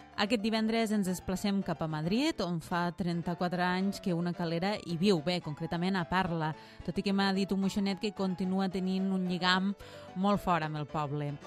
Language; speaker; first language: Catalan; native; Catalan